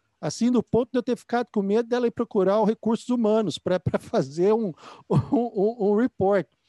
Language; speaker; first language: Portuguese; native; Portuguese